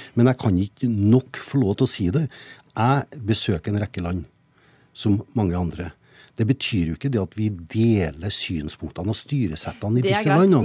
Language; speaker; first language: Norwegian; native; Norwegian